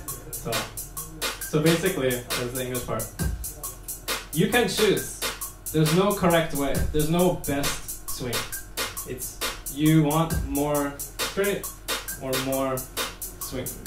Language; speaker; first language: English; native; English